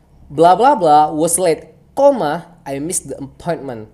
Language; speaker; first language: English; non-native, fluent; Indonesian